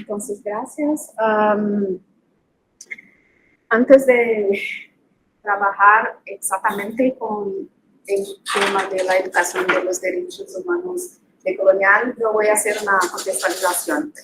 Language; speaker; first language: Spanish; non-native, fluent; Portuguese